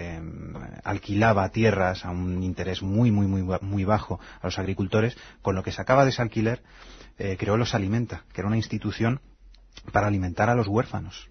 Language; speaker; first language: Spanish; native; Spanish